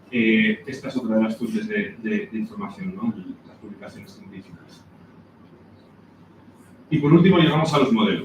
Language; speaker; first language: Spanish; native; Spanish